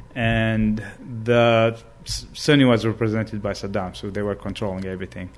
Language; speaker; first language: English; non-native, fluent; Arabic